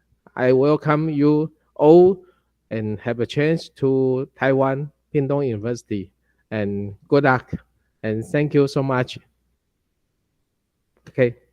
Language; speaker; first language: English; non-native, learner; Chinese